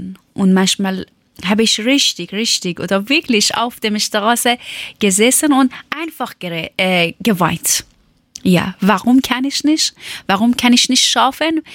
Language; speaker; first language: German; non-native, learner; Persian